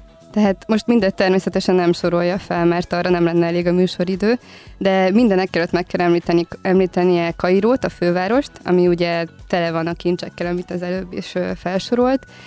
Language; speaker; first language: Hungarian; native; Hungarian